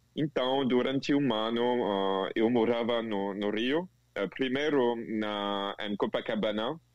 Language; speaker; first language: Portuguese; non-native, fluent; French